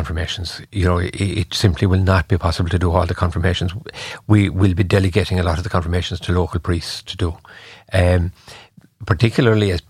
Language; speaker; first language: English; native; English